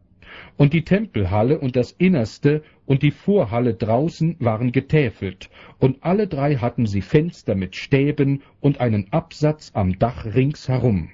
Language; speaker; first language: German; native; German